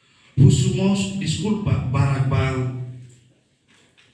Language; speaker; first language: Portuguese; non-native, local second language; Tetum